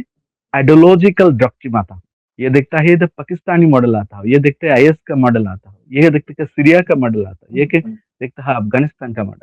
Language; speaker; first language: Hindi; non-native, learner; Bangla